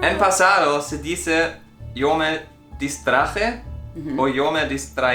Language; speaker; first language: Spanish; non-native, fluent; English